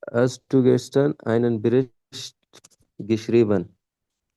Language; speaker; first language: German; non-native, learner; Urdu